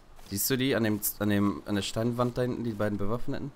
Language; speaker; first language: German; native; German